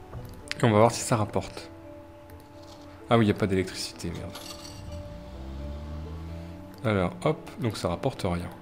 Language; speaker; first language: French; native; French